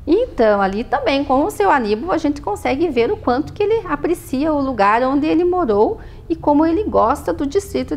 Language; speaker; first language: Portuguese; native; Portuguese